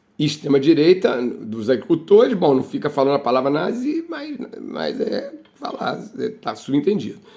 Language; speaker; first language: Portuguese; native; Portuguese